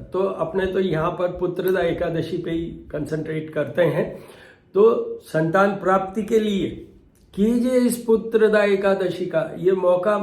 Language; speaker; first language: Hindi; native; Hindi